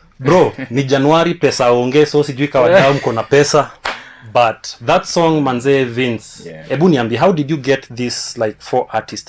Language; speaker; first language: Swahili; native; Swahili